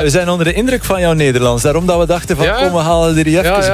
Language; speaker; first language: Dutch; native; Dutch